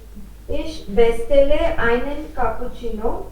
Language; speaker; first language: German; non-native, learner; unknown